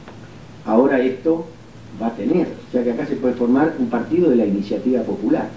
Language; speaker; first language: Spanish; native; Spanish